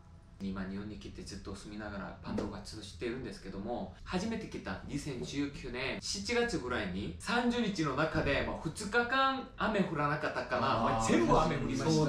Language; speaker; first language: Japanese; non-native, fluent; Korean